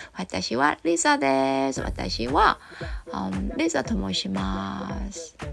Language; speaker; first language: Japanese; non-native, learner; Korean